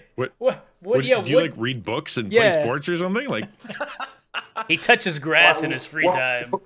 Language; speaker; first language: English; native; English